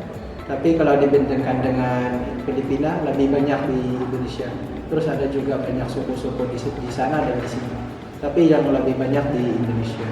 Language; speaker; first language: Indonesian; non-native, learner; Filipino